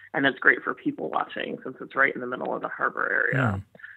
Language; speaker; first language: English; native; English